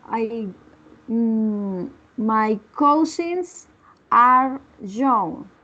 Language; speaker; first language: English; non-native, learner; Spanish